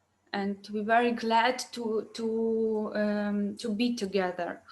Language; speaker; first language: English; non-native, learner; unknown